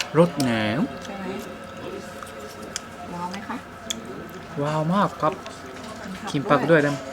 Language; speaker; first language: Thai; non-native, learner; Japanese